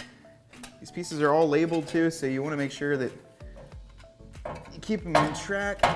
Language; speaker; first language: English; native; English